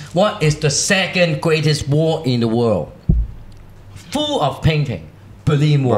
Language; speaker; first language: English; non-native, local second language; Cantonese